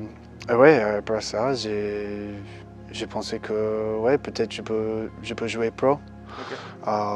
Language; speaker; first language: French; early bilingual, heritage; English